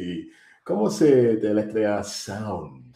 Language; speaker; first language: Spanish; non-native, fluent; English